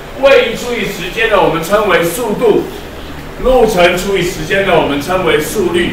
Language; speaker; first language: Chinese; native; Chinese